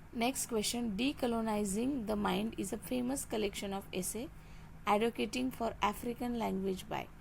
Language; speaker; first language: Hindi; non-native, local second language; Marathi